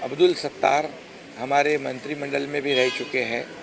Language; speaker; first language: Hindi; non-native, local second language; Marathi